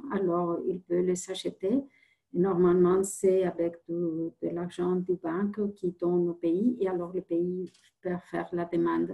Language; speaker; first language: French; non-native, fluent; Spanish